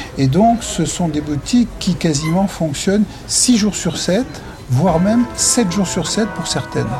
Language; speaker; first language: French; native; French